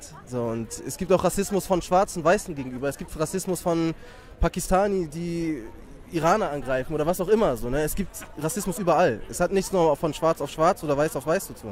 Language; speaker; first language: German; native; German